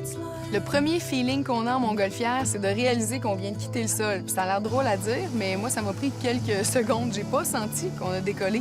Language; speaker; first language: French; native; French